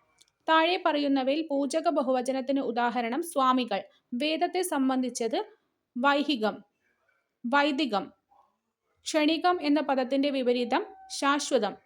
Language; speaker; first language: Malayalam; native; Malayalam